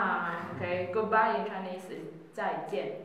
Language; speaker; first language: English; non-native, fluent; Chinese